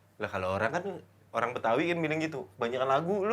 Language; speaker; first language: Indonesian; native; Indonesian